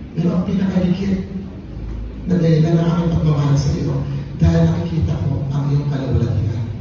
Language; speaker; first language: Filipino; native; Filipino